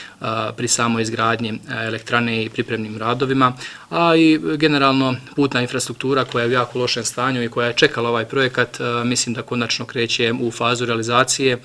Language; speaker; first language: Bosnian; native; Bosnian